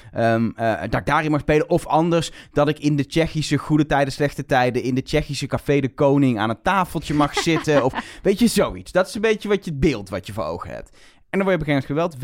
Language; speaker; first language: Dutch; native; Dutch